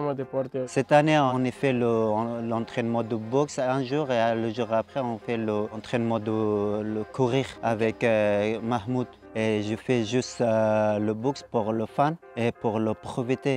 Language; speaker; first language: French; non-native, learner; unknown